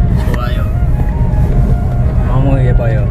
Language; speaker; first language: Korean; non-native, learner; Nepali